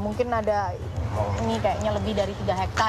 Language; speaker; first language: Indonesian; native; Indonesian